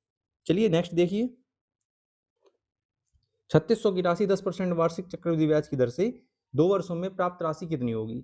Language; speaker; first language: Hindi; native; Hindi